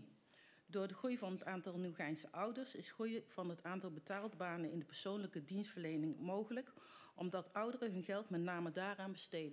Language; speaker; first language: Dutch; native; Dutch